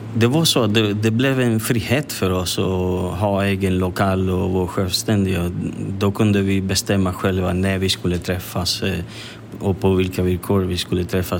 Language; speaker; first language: Swedish; non-native, fluent; Spanish